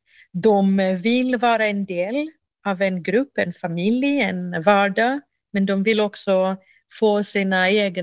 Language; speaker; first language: Swedish; non-native, fluent; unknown